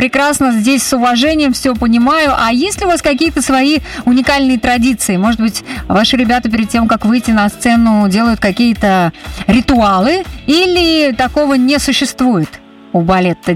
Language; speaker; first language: Russian; native; Russian